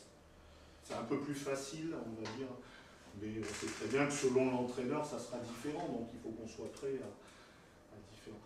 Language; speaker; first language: French; native; French